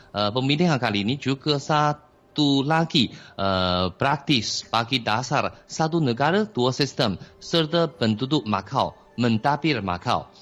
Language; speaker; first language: Malay; non-native, fluent; Chinese